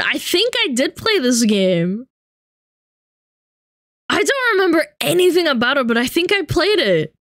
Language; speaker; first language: English; native; English